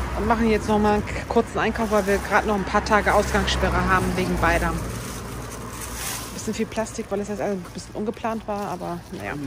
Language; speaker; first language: German; early bilingual, other home language; Turkish